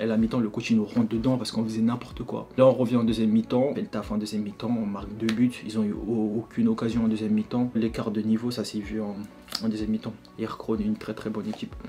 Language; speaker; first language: French; native; French